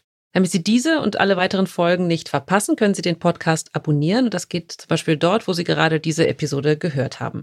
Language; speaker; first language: German; native; German